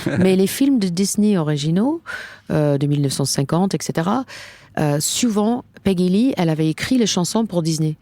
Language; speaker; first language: French; non-native, fluent; English